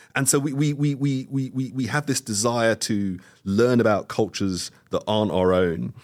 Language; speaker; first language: English; native; English